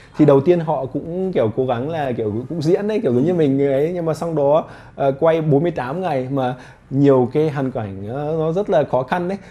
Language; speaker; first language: Vietnamese; early bilingual, heritage; Vietnamese